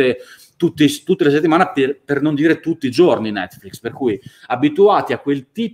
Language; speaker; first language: Italian; native; Italian